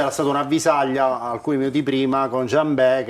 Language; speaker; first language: Italian; native; Italian